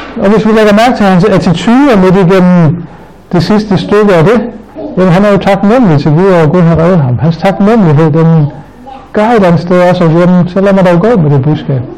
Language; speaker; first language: Danish; native; Danish